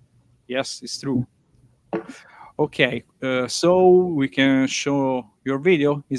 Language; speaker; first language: English; non-native, learner; Italian